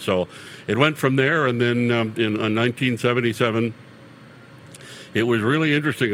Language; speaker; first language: English; native; English